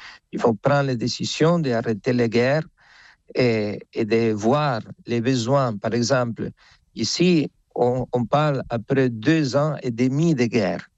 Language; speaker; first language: French; non-native, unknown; Spanish